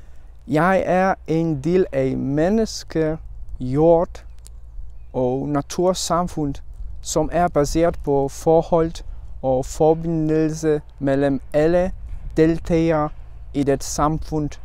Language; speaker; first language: Danish; non-native, learner; Polish